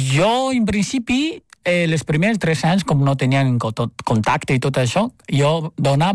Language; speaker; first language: Catalan; non-native, fluent; Chinese